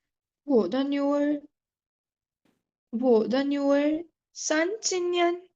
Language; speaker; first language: Chinese; non-native, learner; Urdu